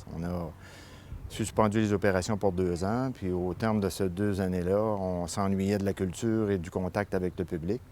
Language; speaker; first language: French; native; French